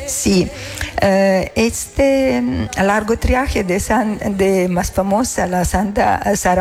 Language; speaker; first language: Spanish; non-native, learner; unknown